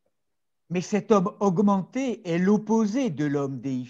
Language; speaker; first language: French; native; French